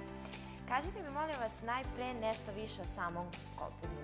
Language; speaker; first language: Serbian; native; Serbian